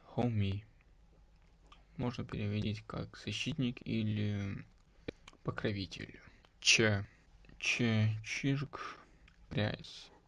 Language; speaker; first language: Russian; non-native, local second language; Tajik